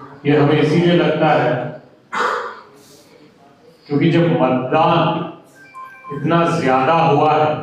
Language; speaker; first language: Hindi; native; Hindi